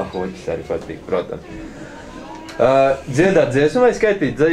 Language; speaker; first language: Latvian; native; Latvian